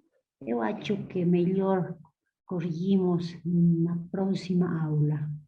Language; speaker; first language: Portuguese; non-native, learner; Spanish